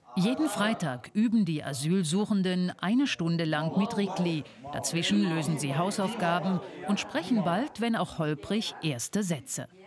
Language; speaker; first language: German; native; German